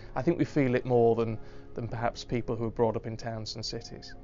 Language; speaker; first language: English; native; English